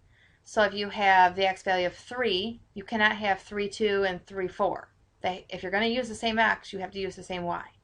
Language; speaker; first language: English; native; English